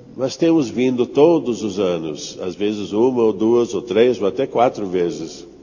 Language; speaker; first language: Portuguese; non-native, fluent; English